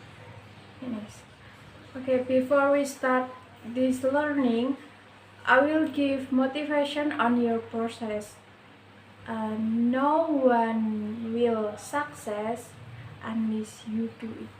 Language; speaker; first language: English; non-native, learner; Indonesian